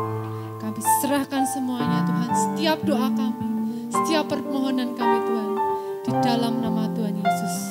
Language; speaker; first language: Indonesian; native; Indonesian